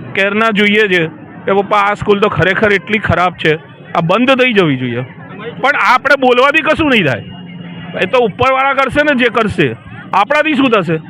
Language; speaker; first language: Gujarati; native; Gujarati